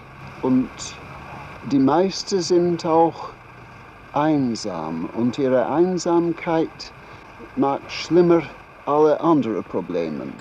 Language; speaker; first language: German; non-native, learner; English